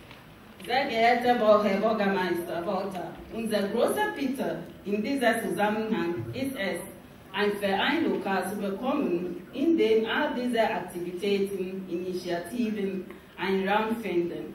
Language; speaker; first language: German; non-native, fluent; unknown